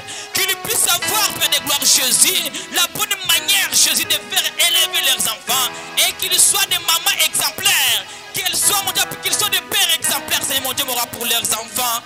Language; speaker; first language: French; non-native, local second language; Swahili